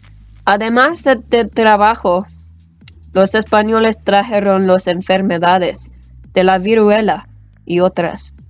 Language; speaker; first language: Spanish; non-native, learner; English